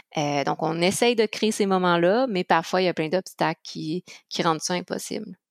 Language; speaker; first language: French; native; French